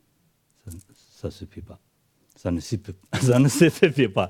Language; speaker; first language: French; non-native, learner; Tibetan